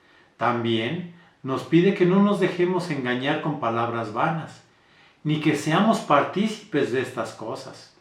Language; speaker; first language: Spanish; native; Spanish